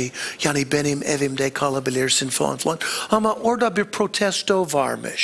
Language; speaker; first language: Turkish; non-native, fluent; English